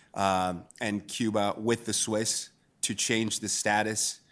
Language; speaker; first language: English; non-native, fluent; Spanish